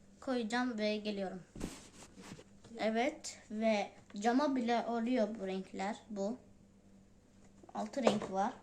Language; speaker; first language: Turkish; non-native, learner; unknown